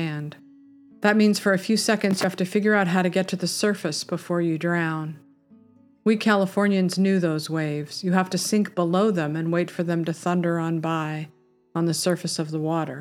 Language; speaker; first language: English; native; English